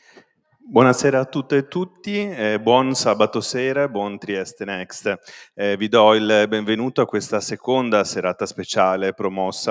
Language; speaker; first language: Italian; native; Italian